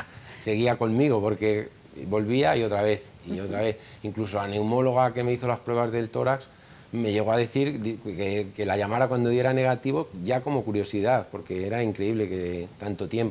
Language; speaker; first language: Spanish; native; Spanish